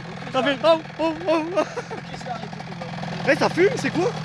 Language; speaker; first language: French; native; French